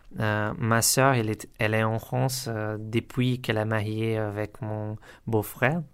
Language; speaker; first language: French; non-native, learner; Portuguese